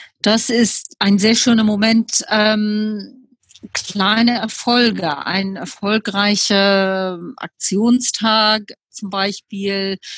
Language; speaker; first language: German; non-native, fluent; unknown